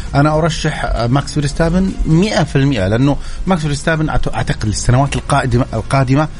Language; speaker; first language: Arabic; native; Arabic